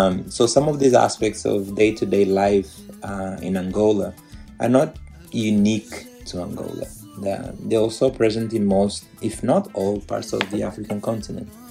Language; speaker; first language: English; non-native, fluent; Portuguese